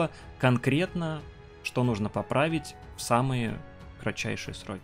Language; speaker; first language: Russian; native; Russian